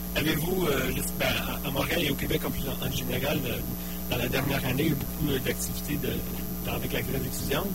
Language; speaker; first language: French; native; French